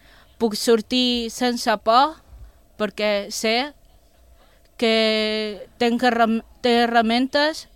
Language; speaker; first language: Catalan; non-native, local second language; Spanish